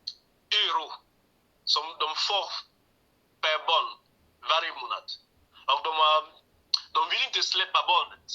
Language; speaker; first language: Swedish; non-native, learner; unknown